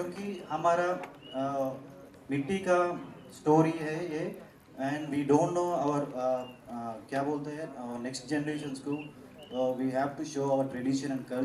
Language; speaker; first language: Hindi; non-native, local second language; Telugu